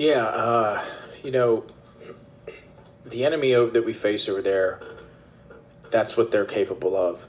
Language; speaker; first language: English; native; English